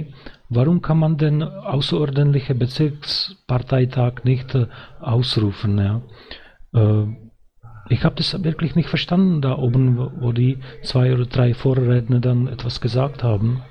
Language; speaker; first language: German; non-native, fluent; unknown